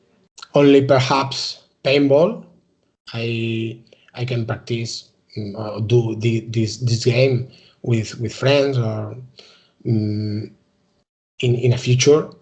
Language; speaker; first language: English; non-native, learner; Spanish